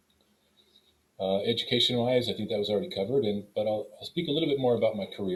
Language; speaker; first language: English; native; English